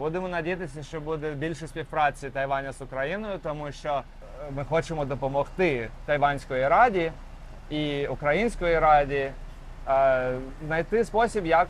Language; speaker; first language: Ukrainian; non-native, local second language; Russian